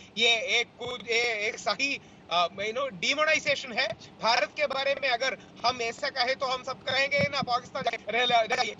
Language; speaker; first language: Hindi; non-native, local second language; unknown